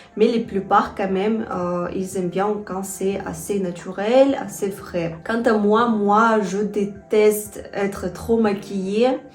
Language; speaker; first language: French; non-native, fluent; Russian